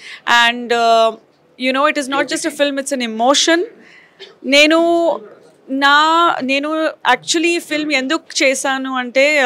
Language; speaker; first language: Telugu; non-native, fluent; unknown